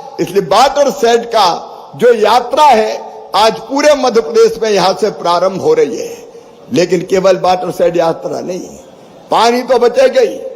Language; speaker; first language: Hindi; native; Hindi